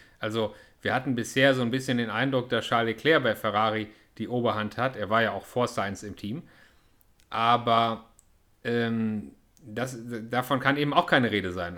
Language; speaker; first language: German; native; German